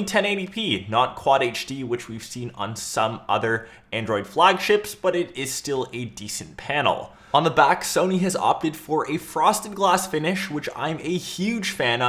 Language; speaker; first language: English; native; English